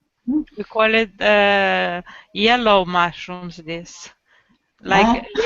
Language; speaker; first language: English; non-native, learner; Romanian